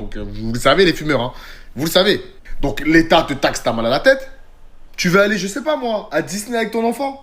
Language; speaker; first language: French; native; French